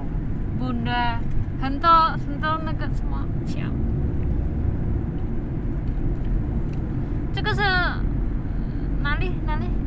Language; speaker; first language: Chinese; non-native, learner; Indonesian